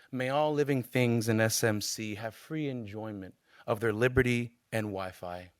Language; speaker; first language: English; native; English